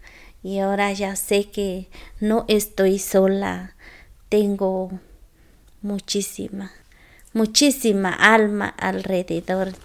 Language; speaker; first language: Spanish; non-native, local second language; Zapotec